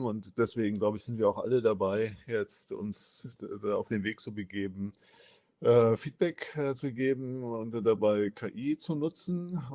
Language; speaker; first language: German; native; German